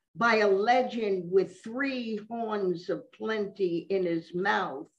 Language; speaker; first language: English; native; English